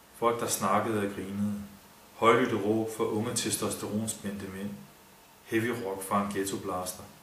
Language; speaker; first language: Danish; native; Danish